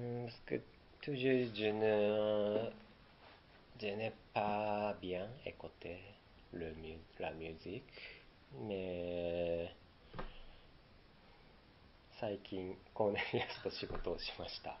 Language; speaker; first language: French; non-native, learner; Japanese